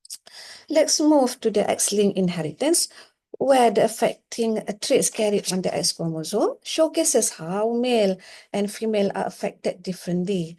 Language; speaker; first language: English; non-native, local second language; Malay